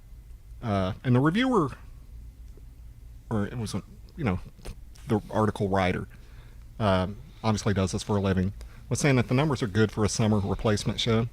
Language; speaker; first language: English; native; English